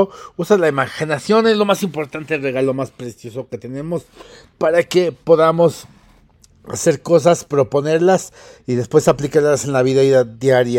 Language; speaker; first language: Spanish; native; Spanish